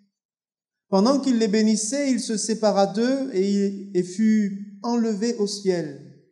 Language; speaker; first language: French; native; French